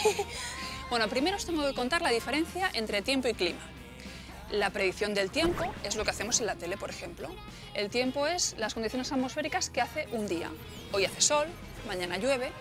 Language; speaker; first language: Spanish; native; Spanish